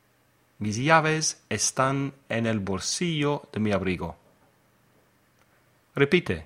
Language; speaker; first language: Spanish; non-native, fluent; English